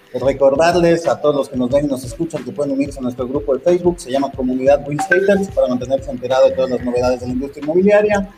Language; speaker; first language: Spanish; native; Spanish